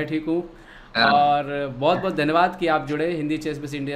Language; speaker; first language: Hindi; native; Hindi